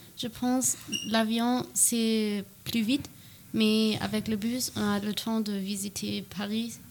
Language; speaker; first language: French; non-native, learner; German